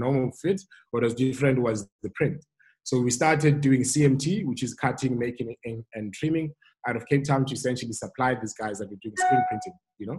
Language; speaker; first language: English; non-native, local second language; Xhosa